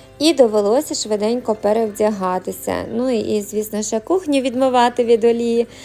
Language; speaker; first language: Ukrainian; native; Ukrainian